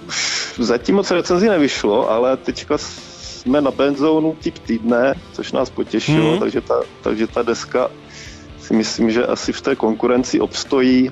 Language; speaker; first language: Czech; native; Czech